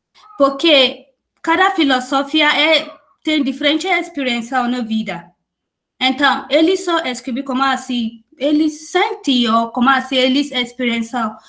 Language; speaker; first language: Portuguese; non-native, learner; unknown